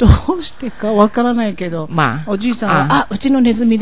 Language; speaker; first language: Japanese; native; Japanese